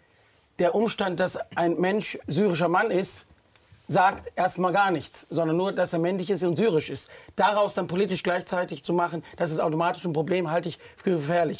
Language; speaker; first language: German; native; German